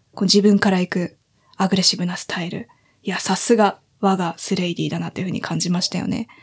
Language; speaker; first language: Japanese; native; Japanese